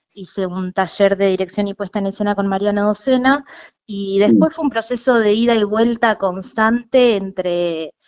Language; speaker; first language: Spanish; native; Spanish